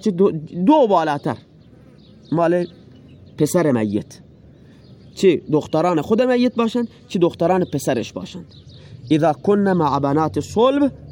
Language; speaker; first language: Persian; non-native, local second language; Baluchi